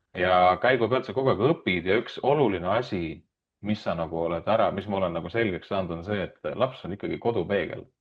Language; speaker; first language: Estonian; native; Estonian